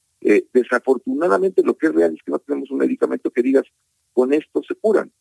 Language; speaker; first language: Spanish; native; Spanish